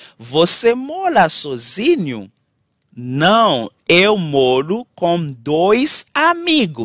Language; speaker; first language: Portuguese; non-native, fluent; Haitian Creole